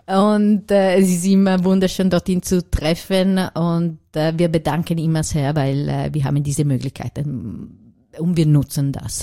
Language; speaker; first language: German; non-native, learner; Italian